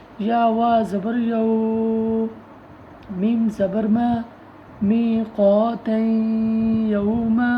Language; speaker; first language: Urdu; native; Urdu